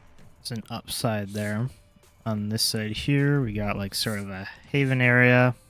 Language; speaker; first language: English; native; English